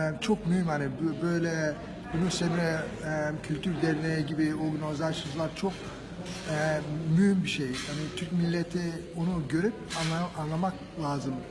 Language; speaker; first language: Turkish; early bilingual, heritage; Turkish